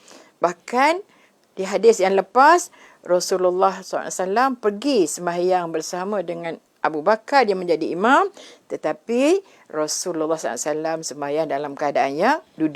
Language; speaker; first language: Malay; native; Malay